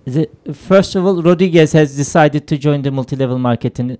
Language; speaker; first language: English; non-native, fluent; Turkish